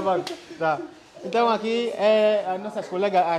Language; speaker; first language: Portuguese; non-native, learner; Vietnamese